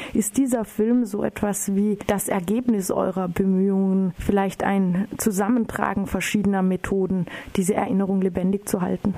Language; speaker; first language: German; native; German